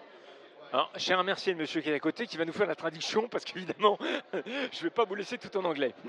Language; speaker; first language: French; native; French